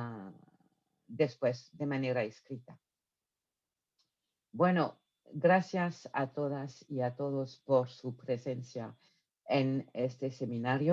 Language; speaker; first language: Spanish; non-native, fluent; French